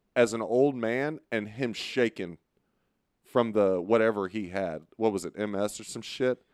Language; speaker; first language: English; native; English